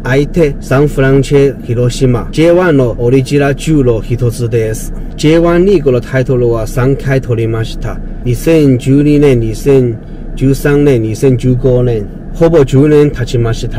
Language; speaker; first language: Japanese; non-native, fluent; Chinese